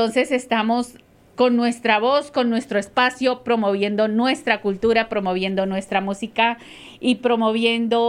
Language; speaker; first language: Spanish; native; Spanish